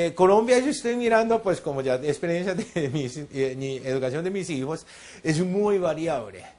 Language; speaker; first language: Spanish; non-native, fluent; Japanese